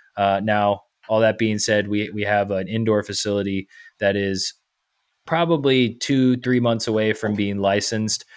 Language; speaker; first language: English; native; English